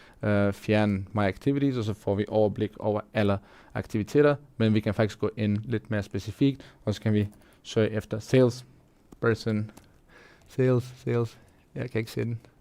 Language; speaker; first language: Danish; non-native, fluent; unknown